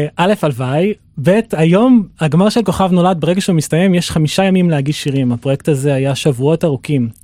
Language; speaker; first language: Hebrew; native; Hebrew